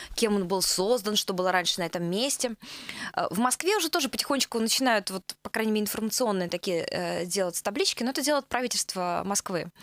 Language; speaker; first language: Russian; native; Russian